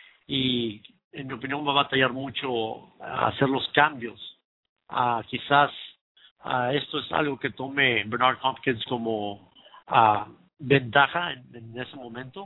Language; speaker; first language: Spanish; native; Spanish